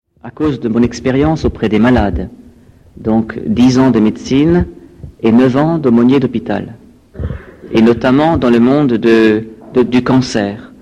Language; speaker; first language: French; native; French